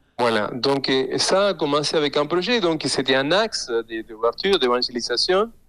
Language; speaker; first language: French; non-native, fluent; Spanish